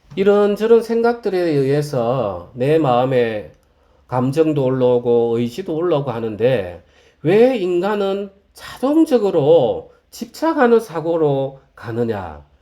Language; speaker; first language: Korean; native; Korean